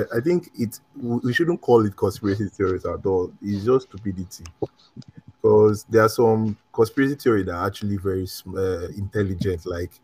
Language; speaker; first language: English; non-native, local second language; Yoruba